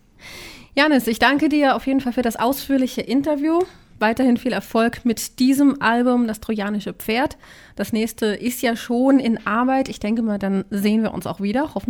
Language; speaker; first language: German; native; German